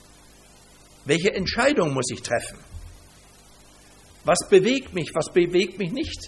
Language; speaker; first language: German; native; German